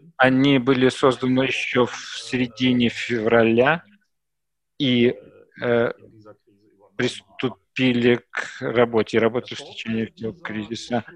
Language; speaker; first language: Russian; non-native, fluent; German